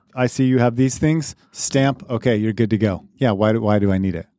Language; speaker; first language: English; native; English